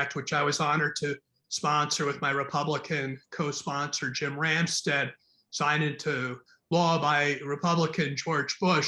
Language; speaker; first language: English; native; English